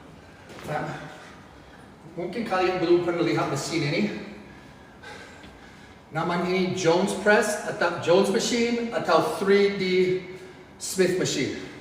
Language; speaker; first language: Indonesian; non-native, fluent; English